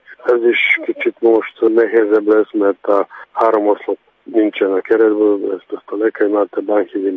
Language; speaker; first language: Hungarian; non-native, fluent; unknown